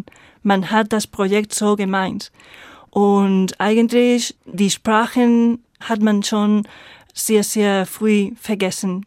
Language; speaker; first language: German; non-native, fluent; Spanish